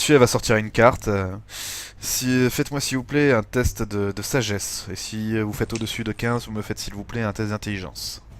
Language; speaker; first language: French; native; French